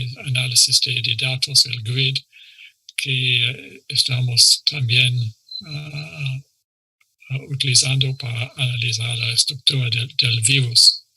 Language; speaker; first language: Spanish; non-native, fluent; English